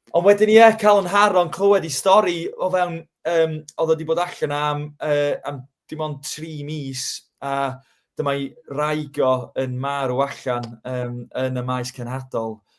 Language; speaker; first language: Welsh; native; Welsh